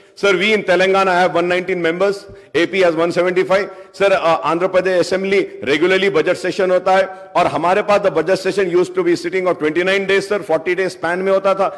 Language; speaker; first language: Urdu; native; Urdu